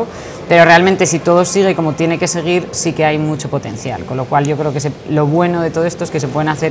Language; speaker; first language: Spanish; native; Spanish